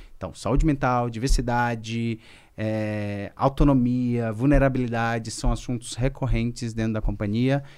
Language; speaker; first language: Portuguese; native; Portuguese